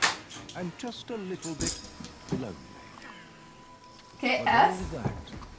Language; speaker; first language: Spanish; non-native, learner; English